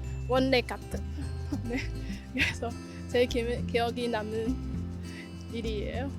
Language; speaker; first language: Korean; non-native, learner; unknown